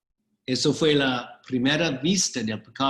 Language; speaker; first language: Spanish; non-native, fluent; English